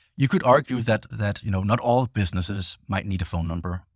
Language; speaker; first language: English; non-native, fluent; Danish